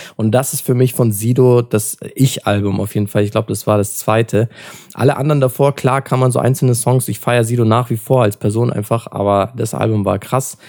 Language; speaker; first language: German; early bilingual, other home language; Turkish